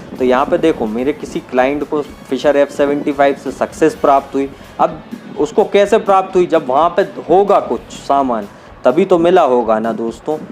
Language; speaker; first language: Hindi; native; Hindi